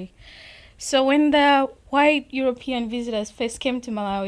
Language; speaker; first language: English; non-native, local second language; Nyanja